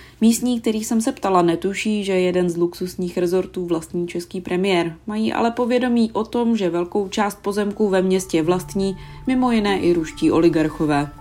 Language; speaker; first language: Czech; native; Czech